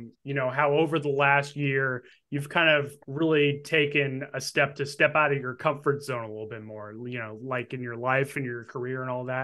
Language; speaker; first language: English; native; English